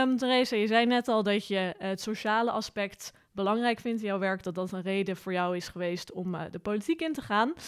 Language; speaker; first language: Dutch; native; Dutch